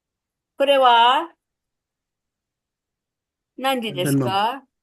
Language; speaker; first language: Japanese; non-native, fluent; Filipino